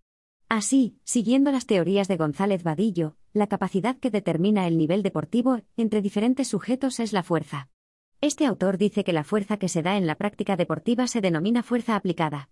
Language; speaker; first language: Spanish; native; Spanish